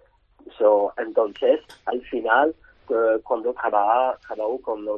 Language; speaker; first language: Spanish; non-native, learner; French